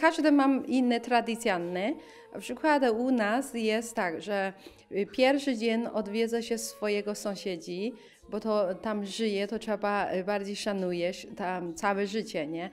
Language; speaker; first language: Polish; non-native, learner; Chinese